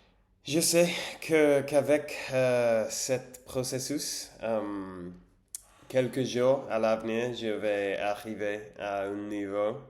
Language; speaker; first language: French; non-native, learner; English